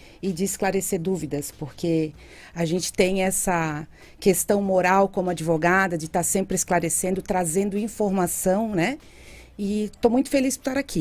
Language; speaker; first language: Portuguese; native; Portuguese